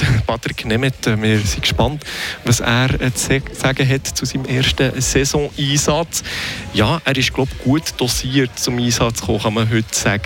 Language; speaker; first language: German; native; German